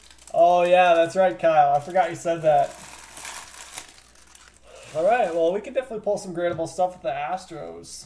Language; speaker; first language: English; native; English